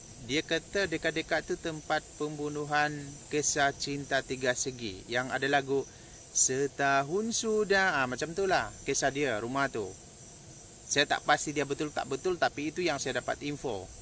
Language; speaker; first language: Malay; native; Malay